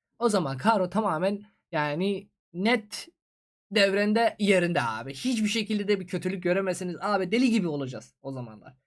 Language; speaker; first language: Turkish; non-native, fluent; Persian